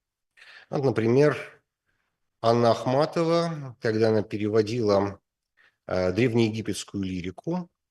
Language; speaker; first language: Russian; native; Russian